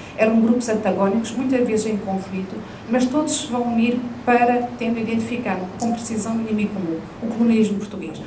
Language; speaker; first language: Portuguese; native; Portuguese